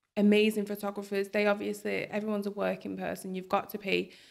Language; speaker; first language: English; native; English